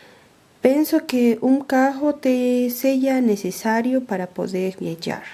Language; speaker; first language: Portuguese; non-native, fluent; Spanish